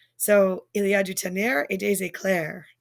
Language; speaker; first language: French; non-native, fluent; English